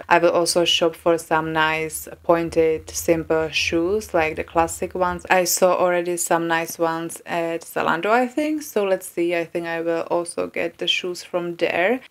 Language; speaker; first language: English; non-native, fluent; Czech